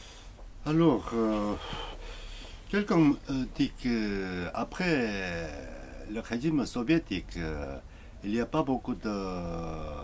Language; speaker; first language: French; non-native, learner; Korean